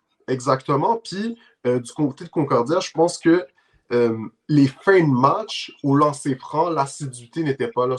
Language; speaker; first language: French; native; French